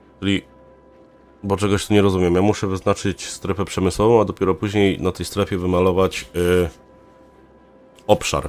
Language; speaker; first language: Polish; native; Polish